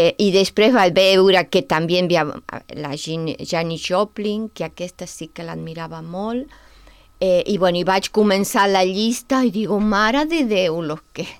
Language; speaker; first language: Catalan; non-native, fluent; Spanish